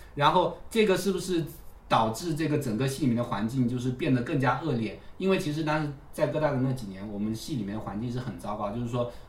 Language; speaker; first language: Chinese; native; Chinese